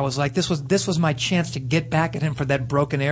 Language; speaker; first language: English; native; English